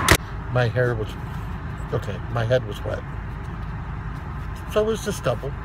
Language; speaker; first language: English; native; English